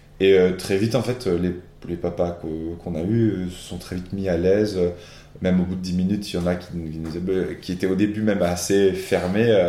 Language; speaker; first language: French; native; French